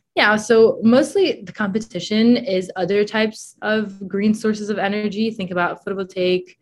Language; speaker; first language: English; non-native, fluent; Italian